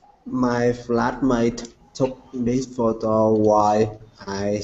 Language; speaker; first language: English; non-native, learner; Vietnamese